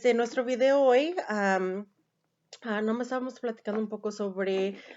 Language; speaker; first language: Spanish; early bilingual, heritage; Spanish